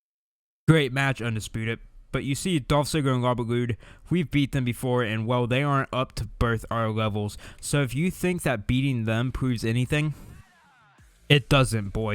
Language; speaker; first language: English; native; English